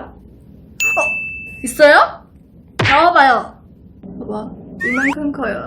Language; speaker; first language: Korean; non-native, learner; Chinese